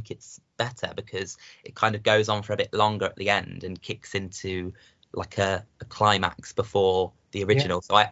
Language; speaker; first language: English; native; English